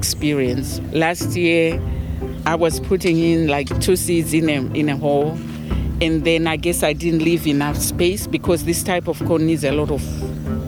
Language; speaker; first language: English; non-native, local second language; Shona